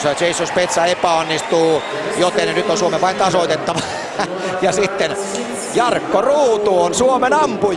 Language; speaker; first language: Finnish; native; Finnish